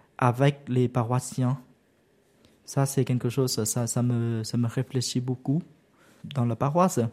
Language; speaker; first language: French; non-native, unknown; Vietnamese